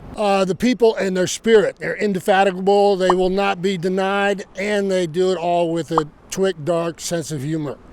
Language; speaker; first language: English; native; English